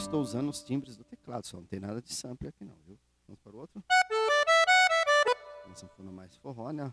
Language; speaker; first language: Portuguese; native; Portuguese